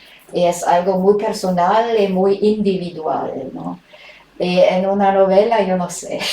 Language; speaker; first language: Spanish; non-native, fluent; German